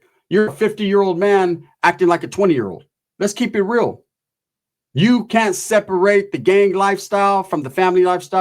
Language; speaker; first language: English; native; English